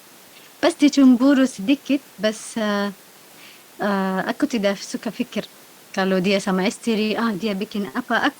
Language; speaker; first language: Indonesian; non-native, learner; Arabic